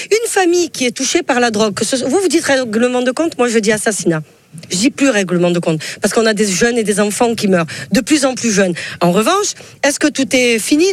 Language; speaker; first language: French; native; French